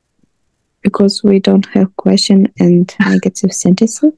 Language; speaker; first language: English; non-native, learner; Russian